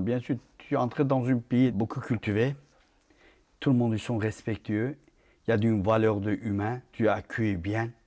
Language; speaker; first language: French; non-native, fluent; Turkish